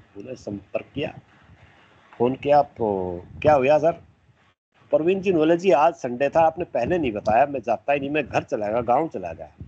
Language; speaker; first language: Hindi; native; Hindi